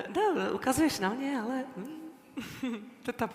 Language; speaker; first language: Czech; native; Czech